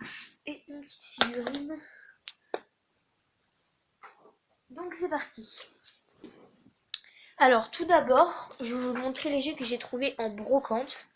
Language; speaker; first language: French; native; French